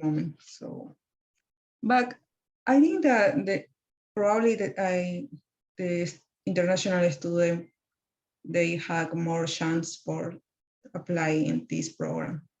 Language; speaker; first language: English; non-native, learner; Spanish